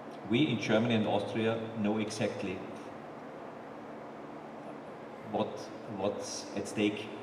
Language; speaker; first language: English; non-native, fluent; German